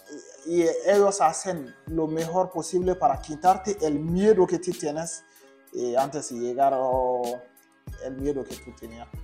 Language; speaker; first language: Spanish; non-native, learner; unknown